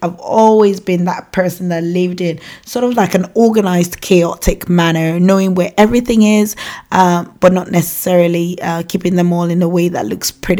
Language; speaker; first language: English; non-native, local second language; Yoruba